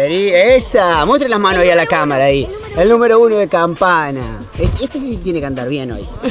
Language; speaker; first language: Spanish; native; Spanish